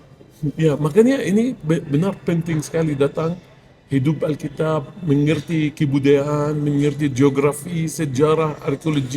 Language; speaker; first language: Indonesian; non-native, fluent; Arabic